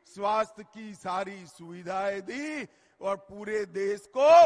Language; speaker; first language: Hindi; non-native, local second language; Gujarati